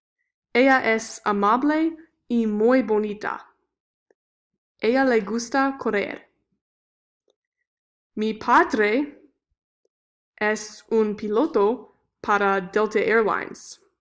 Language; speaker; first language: Spanish; non-native, learner; English